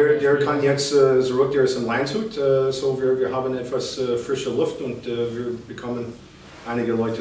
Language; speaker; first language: German; non-native, fluent; English